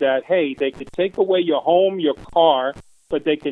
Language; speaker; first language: English; early bilingual, other home language; Spanish